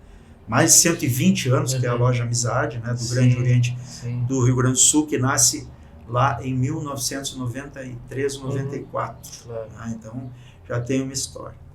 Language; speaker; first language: Portuguese; native; Portuguese